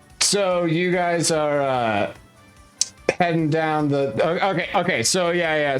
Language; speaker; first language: English; native; English